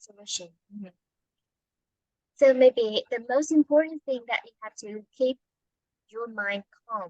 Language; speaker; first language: English; non-native, fluent; Vietnamese